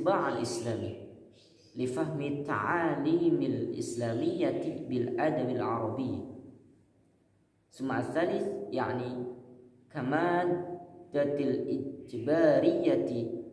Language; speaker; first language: Arabic; non-native, learner; Indonesian